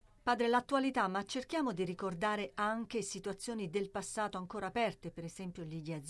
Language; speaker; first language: Italian; native; Italian